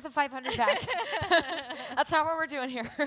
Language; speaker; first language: English; native; English